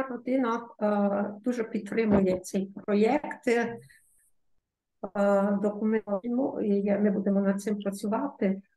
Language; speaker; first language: Ukrainian; early bilingual, heritage; Ukrainian